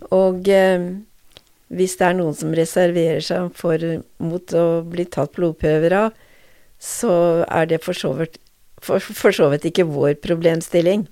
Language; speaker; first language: Norwegian; native; Norwegian